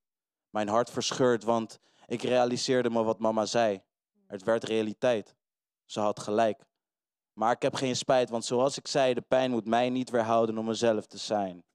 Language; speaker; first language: Dutch; native; Dutch